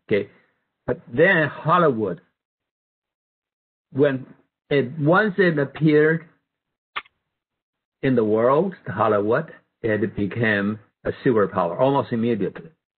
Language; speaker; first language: English; non-native, fluent; Chinese